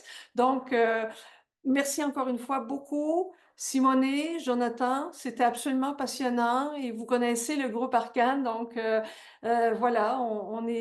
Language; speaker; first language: French; native; French